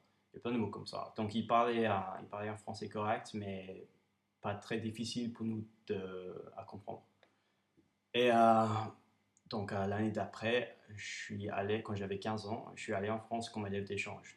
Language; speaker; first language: French; non-native, fluent; English